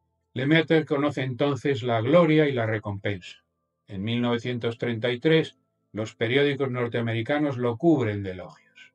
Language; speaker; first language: Spanish; native; Spanish